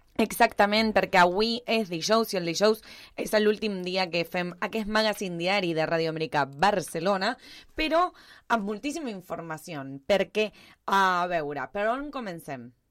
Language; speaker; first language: Catalan; early bilingual, heritage; Spanish